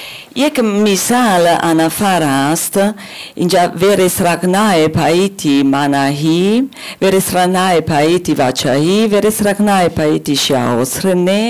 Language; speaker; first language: Persian; non-native, learner; German